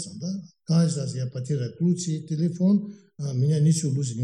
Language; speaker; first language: Russian; non-native, learner; Tibetan